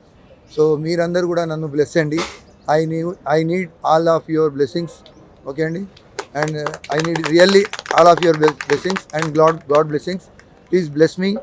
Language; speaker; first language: Telugu; native; Telugu